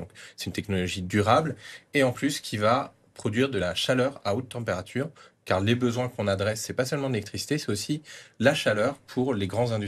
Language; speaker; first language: French; native; French